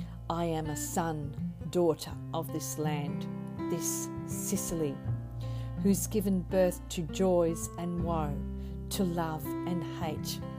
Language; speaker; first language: English; native; English